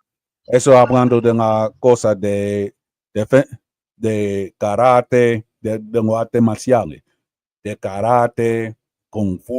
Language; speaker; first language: Spanish; early bilingual, heritage; Spanish